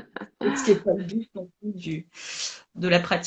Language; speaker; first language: French; native; French